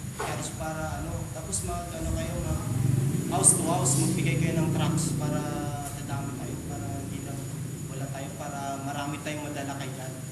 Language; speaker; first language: Filipino; non-native, local second language; Cebuano